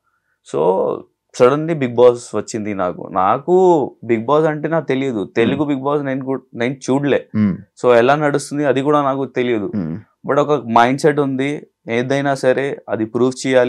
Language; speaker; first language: Telugu; non-native, learner; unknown